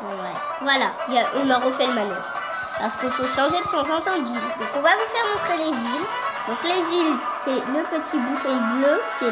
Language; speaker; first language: French; native; French